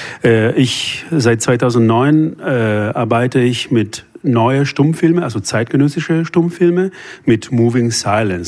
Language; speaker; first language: German; non-native, fluent; Italian